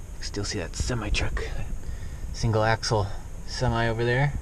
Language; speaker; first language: English; native; English